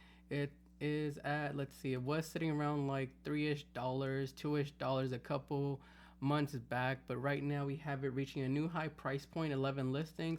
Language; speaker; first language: English; native; English